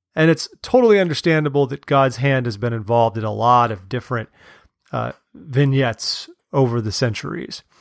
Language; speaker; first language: English; native; English